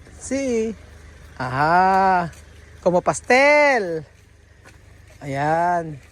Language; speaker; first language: Spanish; non-native, learner; Filipino